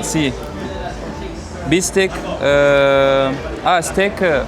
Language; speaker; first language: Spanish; non-native, learner; Arabic